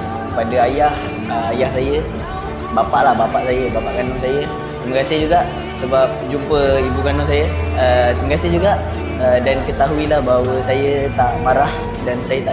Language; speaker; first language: Malay; native; Malay